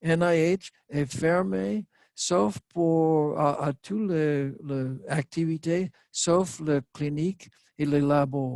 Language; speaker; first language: French; non-native, learner; English